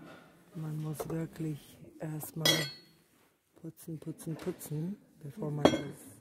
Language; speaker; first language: German; non-native, fluent; Russian